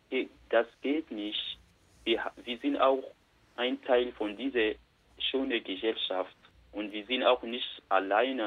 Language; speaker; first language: German; non-native, learner; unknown